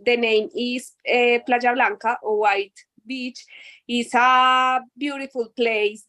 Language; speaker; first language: English; non-native, learner; Spanish